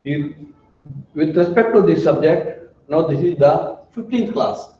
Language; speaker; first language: English; non-native, local second language; Kannada